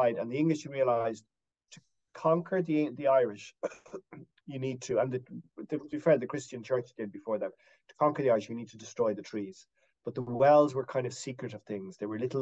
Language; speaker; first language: English; native; English